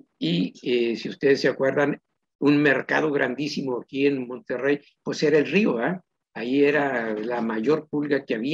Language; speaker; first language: Spanish; native; Spanish